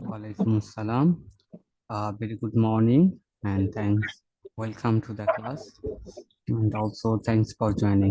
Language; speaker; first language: English; non-native, fluent; Bangla